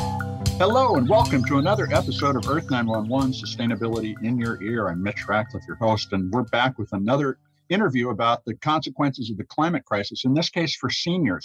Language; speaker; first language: English; native; English